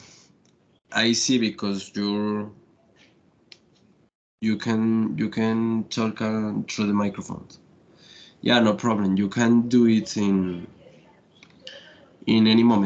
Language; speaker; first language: English; non-native, fluent; Spanish